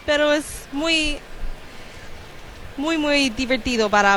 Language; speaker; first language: Spanish; non-native, learner; English